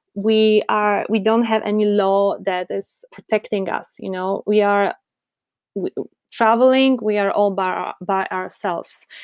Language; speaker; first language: English; non-native, fluent; Polish